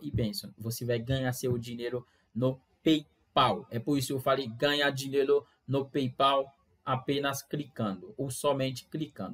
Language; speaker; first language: Portuguese; non-native, fluent; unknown